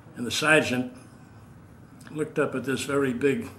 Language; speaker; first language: English; native; English